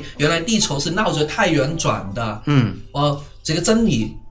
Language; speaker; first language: Chinese; non-native, local second language; Cantonese